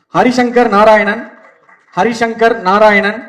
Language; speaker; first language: Tamil; native; Tamil